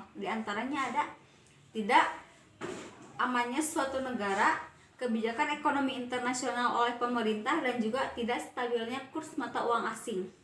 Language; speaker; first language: Indonesian; native; Indonesian